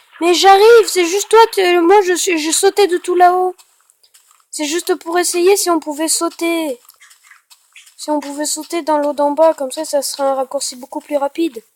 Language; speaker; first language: French; native; French